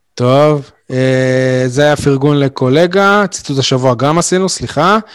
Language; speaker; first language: Hebrew; native; Hebrew